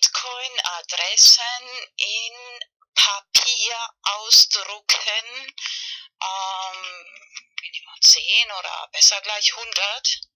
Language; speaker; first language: German; non-native, fluent; Spanish